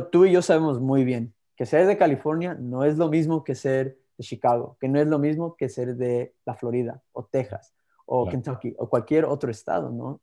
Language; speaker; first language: Spanish; early bilingual, heritage; Spanish